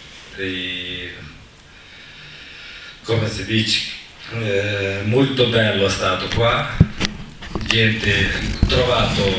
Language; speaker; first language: Italian; non-native, learner; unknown